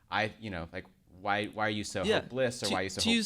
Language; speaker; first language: English; native; English